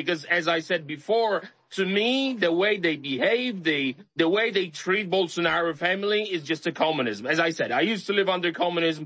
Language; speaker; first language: English; non-native, fluent; Polish